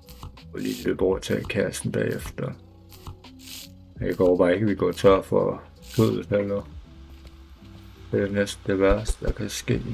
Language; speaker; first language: Danish; native; Danish